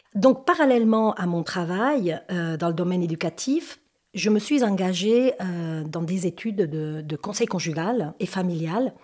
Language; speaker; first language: French; non-native, fluent; Spanish